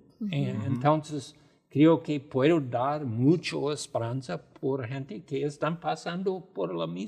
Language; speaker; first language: Spanish; non-native, fluent; English